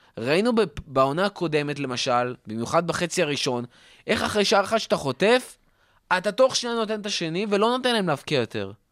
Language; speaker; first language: Hebrew; native; Hebrew